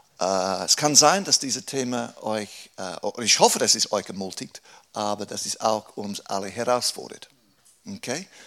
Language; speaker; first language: German; non-native, fluent; English